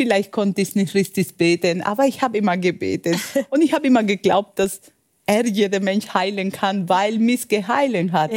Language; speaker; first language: German; non-native, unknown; Spanish